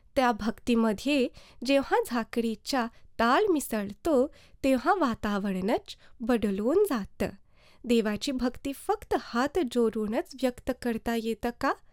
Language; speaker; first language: Marathi; early bilingual, heritage; Marathi